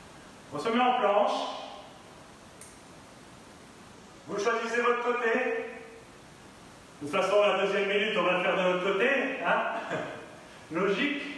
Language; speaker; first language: French; native; French